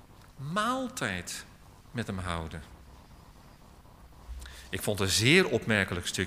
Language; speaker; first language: Dutch; native; Dutch